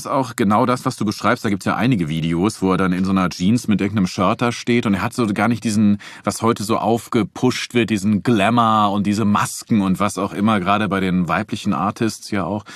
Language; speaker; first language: German; native; German